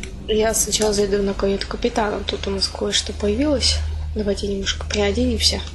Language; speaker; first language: Russian; native; Russian